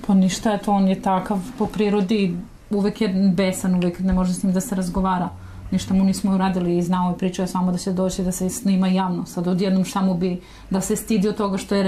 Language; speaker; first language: Serbian; native; Serbian